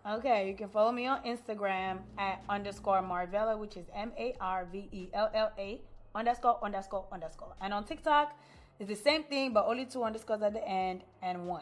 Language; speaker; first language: English; non-native, local second language; Yoruba